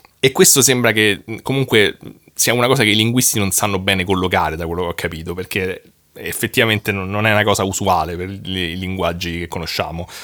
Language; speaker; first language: Italian; native; Italian